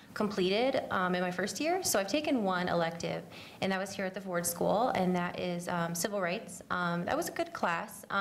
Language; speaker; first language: English; native; English